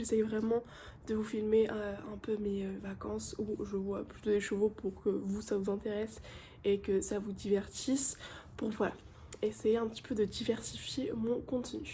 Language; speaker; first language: French; native; French